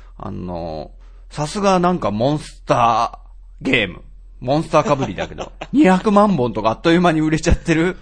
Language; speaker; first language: Japanese; native; Japanese